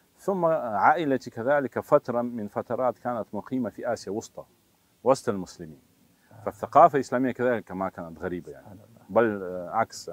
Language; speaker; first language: Arabic; non-native, fluent; Russian